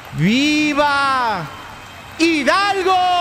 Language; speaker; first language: Spanish; native; Spanish